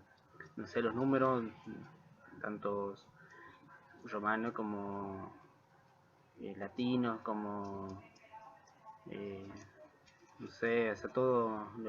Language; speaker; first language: Spanish; native; Spanish